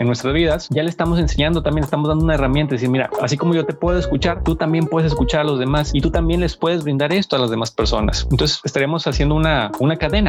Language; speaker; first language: Spanish; native; Spanish